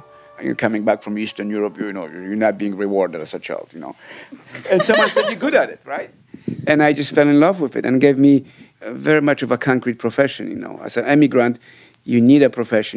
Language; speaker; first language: English; non-native, fluent; Polish